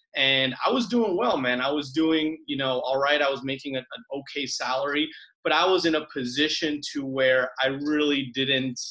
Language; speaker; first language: English; early bilingual, other home language; Spanish